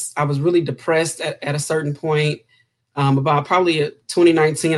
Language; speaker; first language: English; native; English